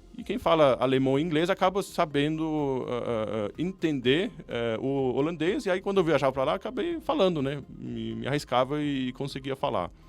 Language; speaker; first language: Portuguese; non-native, fluent; German